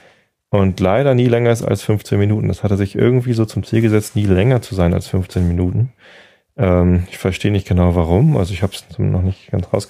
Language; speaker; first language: German; native; German